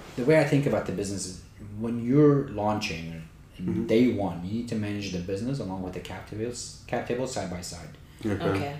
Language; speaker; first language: English; native; English